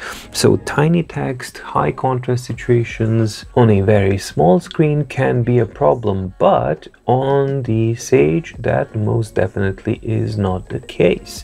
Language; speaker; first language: English; non-native, fluent; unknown